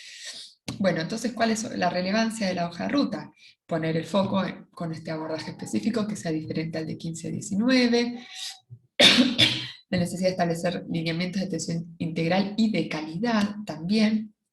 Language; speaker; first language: Spanish; native; Spanish